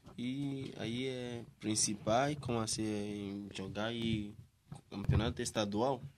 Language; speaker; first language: Portuguese; non-native, learner; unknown